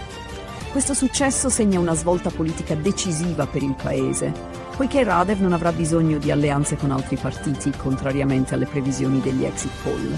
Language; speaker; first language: Italian; native; Italian